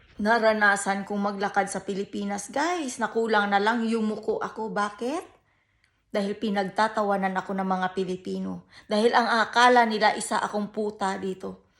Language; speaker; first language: Filipino; native; Filipino